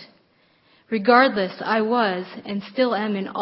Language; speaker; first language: English; native; English